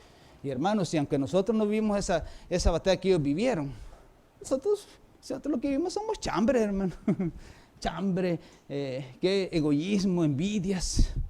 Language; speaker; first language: Spanish; native; Spanish